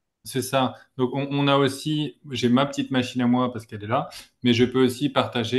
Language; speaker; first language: French; native; French